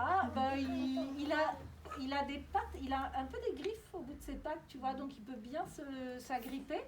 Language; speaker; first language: French; native; French